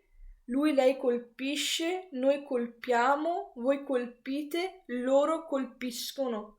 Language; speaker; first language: Italian; non-native, fluent; Punjabi